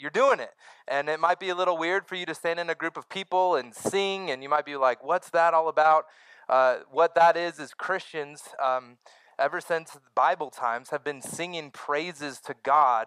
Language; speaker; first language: English; native; English